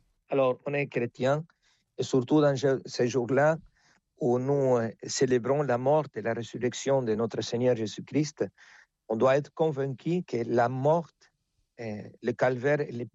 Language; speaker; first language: French; non-native, fluent; Spanish